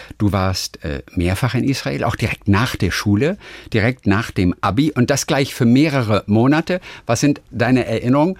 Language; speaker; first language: German; native; German